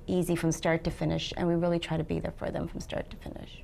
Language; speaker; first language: English; native; English